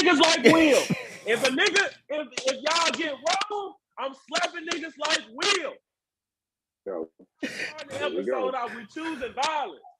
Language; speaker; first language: English; native; English